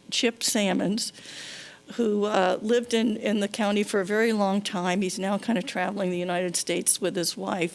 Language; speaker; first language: English; native; English